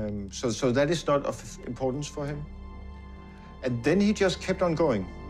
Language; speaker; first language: English; non-native, fluent; Danish